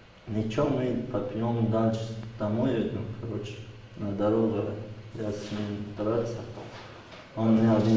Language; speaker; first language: Russian; non-native, local second language; Tajik